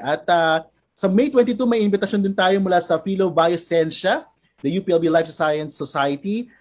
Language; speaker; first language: Filipino; native; Filipino